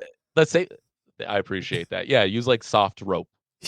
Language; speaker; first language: English; native; English